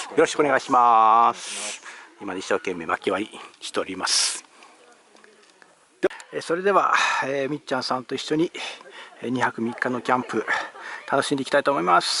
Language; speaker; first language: Japanese; native; Japanese